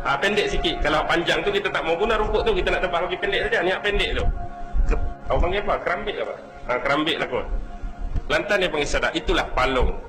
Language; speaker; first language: Malay; native; Malay